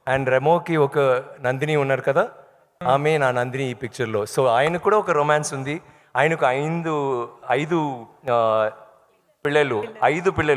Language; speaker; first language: Telugu; non-native, learner; Tamil